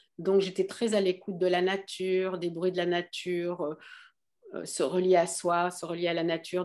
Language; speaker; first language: French; early bilingual, other home language; Arabic